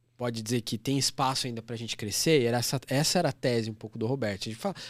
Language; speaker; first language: Portuguese; native; Portuguese